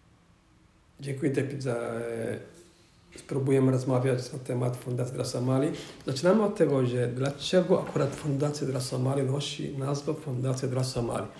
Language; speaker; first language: Polish; non-native, fluent; Somali